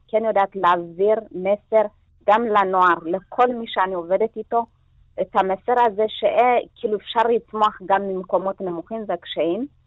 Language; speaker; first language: Hebrew; early bilingual, other home language; Amharic